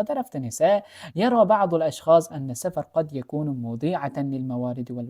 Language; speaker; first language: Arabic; non-native, fluent; Uzbek